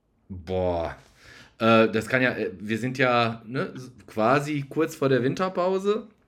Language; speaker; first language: German; non-native, fluent; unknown